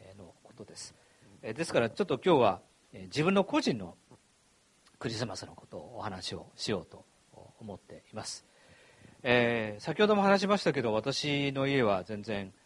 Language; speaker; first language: Japanese; native; Japanese